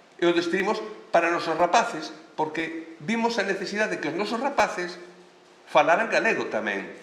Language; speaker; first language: Galician; non-native, local second language; Spanish